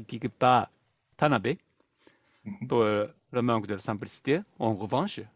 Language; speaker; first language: French; non-native, fluent; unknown